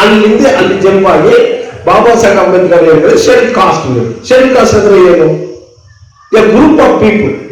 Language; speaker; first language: Kannada; non-native, local second language; Tamil